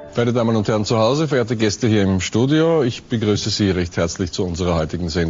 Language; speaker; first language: German; native; German